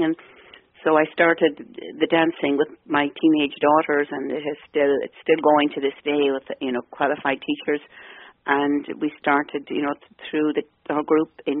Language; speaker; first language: English; native; English